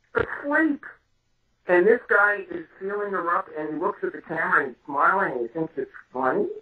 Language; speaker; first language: English; native; English